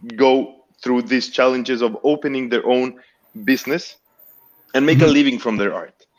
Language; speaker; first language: English; non-native, fluent; Spanish